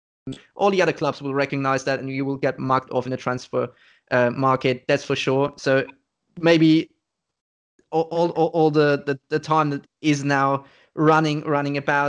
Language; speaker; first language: English; non-native, fluent; German